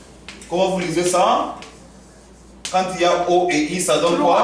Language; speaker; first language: French; non-native, fluent; Korean